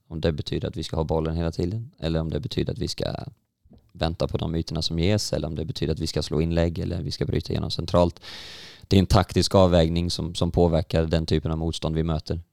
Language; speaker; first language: Swedish; native; Swedish